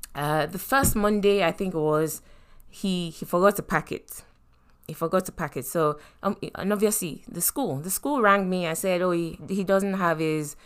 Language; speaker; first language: English; non-native, local second language; Yoruba